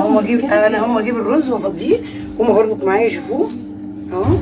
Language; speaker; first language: Arabic; native; Arabic